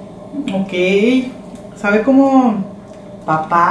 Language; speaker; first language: Spanish; non-native, local second language; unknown